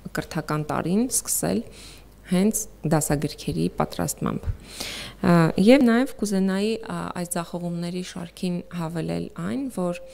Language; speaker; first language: Armenian; native; Armenian